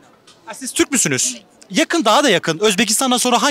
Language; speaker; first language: Turkish; non-native, learner; Turkmen